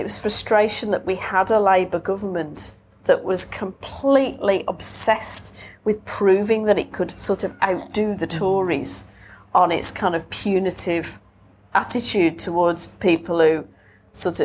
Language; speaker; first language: English; native; English